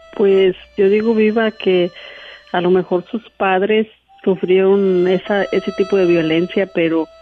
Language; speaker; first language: Spanish; native; Spanish